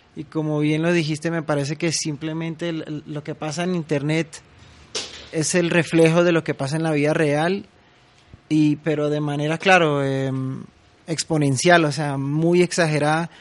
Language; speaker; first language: Spanish; early bilingual, heritage; French